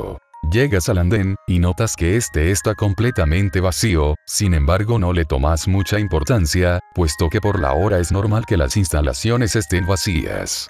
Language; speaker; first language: Spanish; native; Spanish